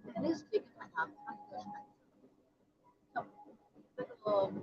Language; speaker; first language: Chinese; native; Chinese